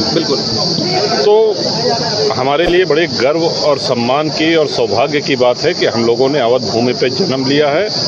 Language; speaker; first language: Hindi; native; Hindi